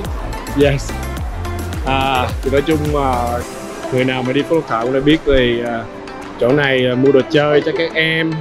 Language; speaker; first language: Vietnamese; early bilingual, heritage; Vietnamese